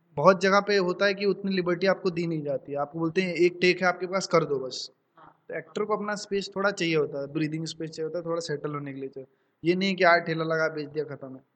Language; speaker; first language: Hindi; native; Hindi